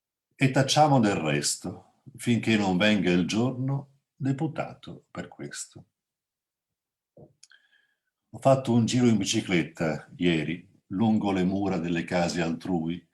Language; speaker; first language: Italian; native; Italian